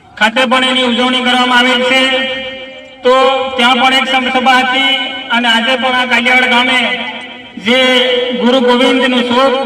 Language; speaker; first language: Gujarati; native; Gujarati